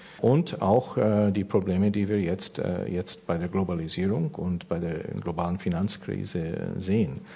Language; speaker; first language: German; early bilingual, heritage; German